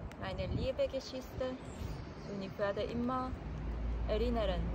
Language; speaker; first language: German; non-native, learner; Korean